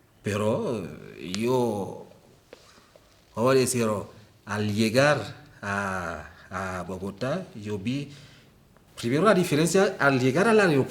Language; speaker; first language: Spanish; non-native, fluent; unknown